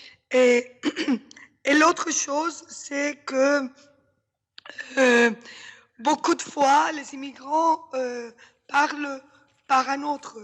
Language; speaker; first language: French; non-native, fluent; Spanish